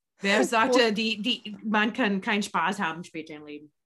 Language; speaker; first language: German; non-native, learner; English